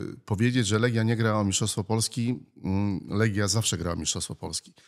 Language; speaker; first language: Polish; native; Polish